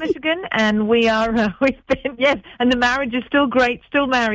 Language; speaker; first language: English; native; English